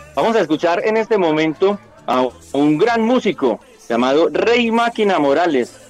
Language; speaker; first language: Spanish; native; Spanish